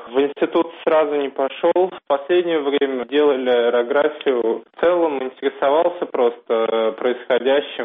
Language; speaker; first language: Russian; native; Russian